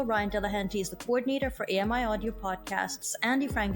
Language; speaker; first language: English; native; English